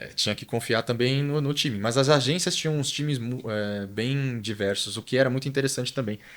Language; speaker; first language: Portuguese; native; Portuguese